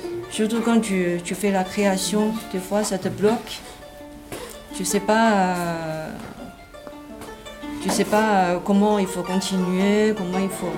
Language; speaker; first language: French; non-native, fluent; Chinese